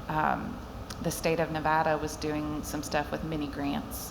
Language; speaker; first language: English; native; English